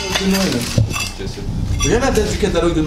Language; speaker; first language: French; native; French